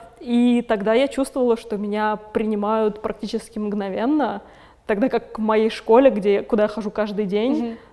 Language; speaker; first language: Russian; native; Russian